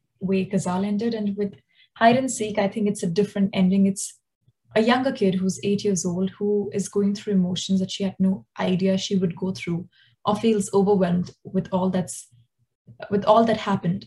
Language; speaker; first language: English; non-native, local second language; Hindi